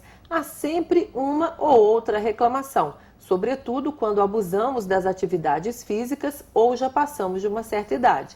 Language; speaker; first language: Portuguese; native; Portuguese